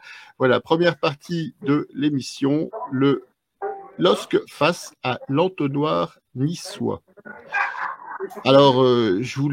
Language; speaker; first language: French; native; French